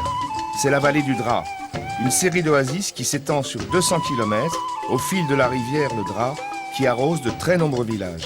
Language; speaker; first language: French; native; French